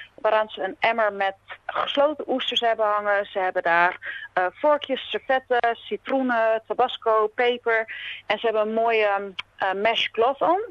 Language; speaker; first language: Dutch; native; Dutch